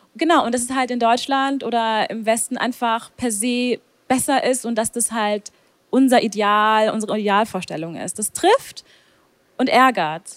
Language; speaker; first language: German; native; German